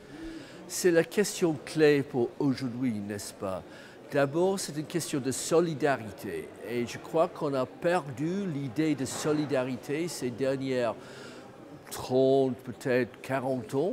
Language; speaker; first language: French; non-native, fluent; English